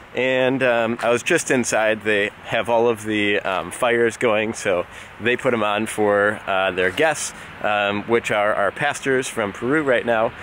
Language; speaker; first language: English; native; English